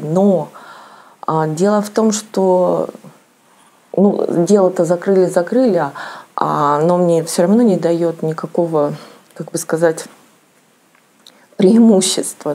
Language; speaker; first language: Russian; native; Russian